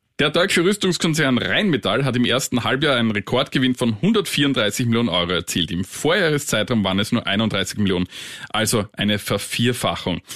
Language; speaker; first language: German; native; German